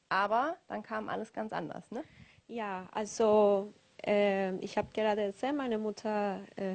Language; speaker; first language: German; non-native, learner; Spanish